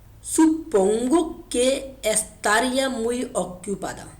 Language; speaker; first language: Spanish; non-native, learner; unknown